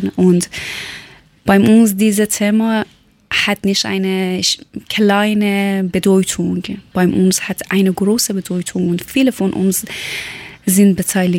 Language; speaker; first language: German; non-native, learner; Persian